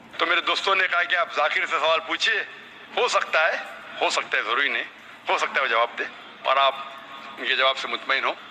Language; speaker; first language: Hindi; non-native, local second language; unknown